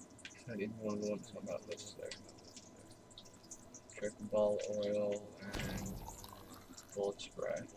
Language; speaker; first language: English; native; English